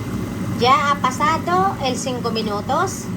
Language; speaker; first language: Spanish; non-native, fluent; Filipino